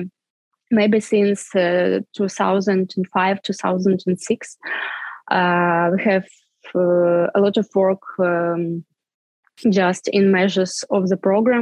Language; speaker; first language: English; non-native, fluent; Ukrainian